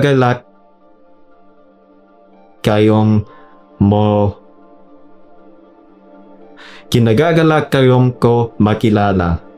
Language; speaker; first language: Filipino; non-native, learner; English